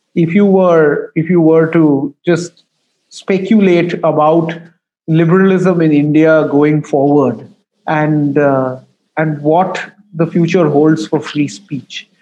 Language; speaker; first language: English; non-native, local second language; Bangla